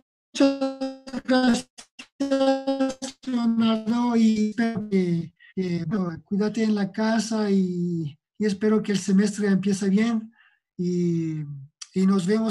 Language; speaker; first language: Spanish; non-native, fluent; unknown